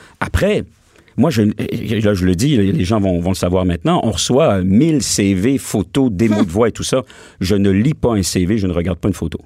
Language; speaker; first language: French; native; French